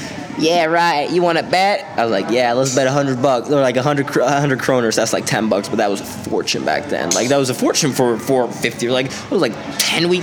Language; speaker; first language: English; non-native, fluent; Swedish